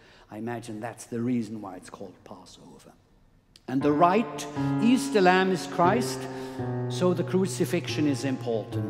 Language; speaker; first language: English; non-native, fluent; German